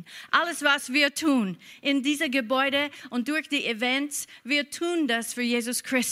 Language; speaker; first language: German; non-native, fluent; English